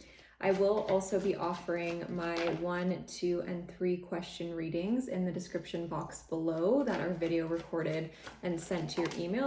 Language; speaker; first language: English; native; English